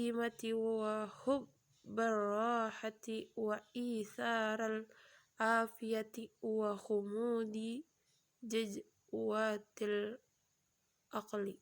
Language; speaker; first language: Arabic; non-native, learner; Indonesian